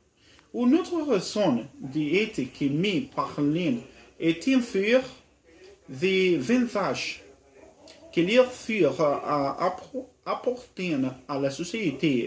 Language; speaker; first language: French; non-native, learner; Spanish